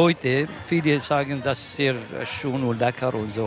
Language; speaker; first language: German; non-native, learner; Kurdish